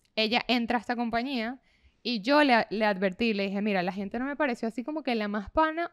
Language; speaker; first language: Spanish; native; Spanish